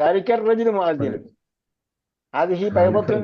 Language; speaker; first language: Arabic; non-native, fluent; Malayalam